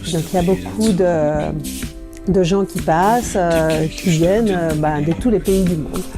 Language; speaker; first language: French; native; French